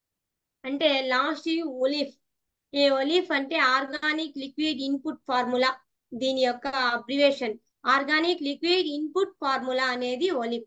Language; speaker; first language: Telugu; native; Telugu